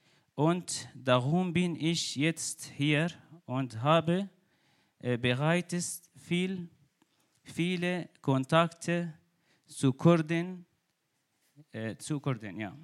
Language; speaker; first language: German; non-native, learner; Kurdish